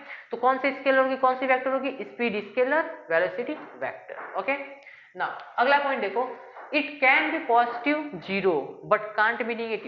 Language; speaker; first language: Hindi; native; Hindi